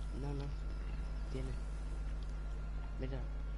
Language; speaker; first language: Spanish; native; Spanish